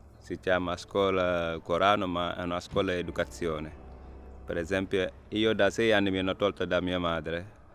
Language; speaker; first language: Italian; non-native, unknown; Wolof